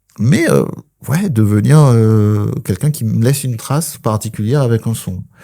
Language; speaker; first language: French; early bilingual, other home language; Spanish